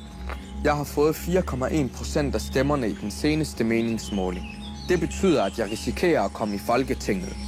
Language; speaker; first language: Danish; early bilingual, other home language; Arabic